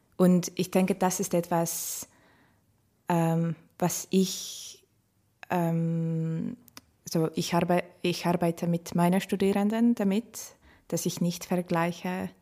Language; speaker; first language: German; non-native, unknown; Estonian